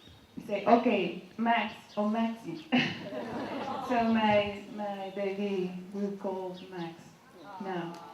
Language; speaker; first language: English; non-native, learner; Spanish